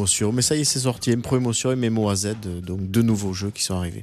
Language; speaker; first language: French; native; French